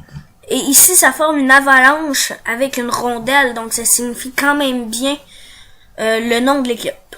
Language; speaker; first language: French; native; French